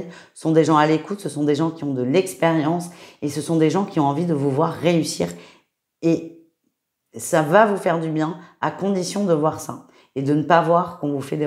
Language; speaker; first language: French; native; French